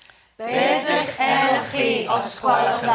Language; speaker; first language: Welsh; non-native, learner; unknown